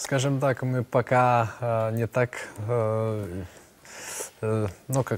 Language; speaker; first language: Russian; non-native, local second language; Latvian